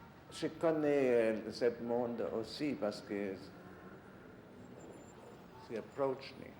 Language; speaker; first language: French; non-native, fluent; German